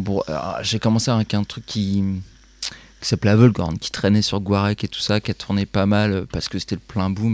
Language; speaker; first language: French; native; French